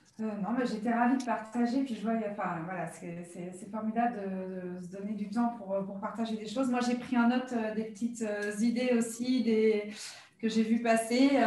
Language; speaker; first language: French; native; French